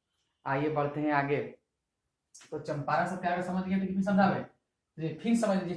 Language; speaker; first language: Hindi; native; Hindi